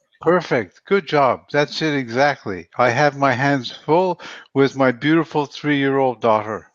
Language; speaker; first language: English; non-native, fluent; Spanish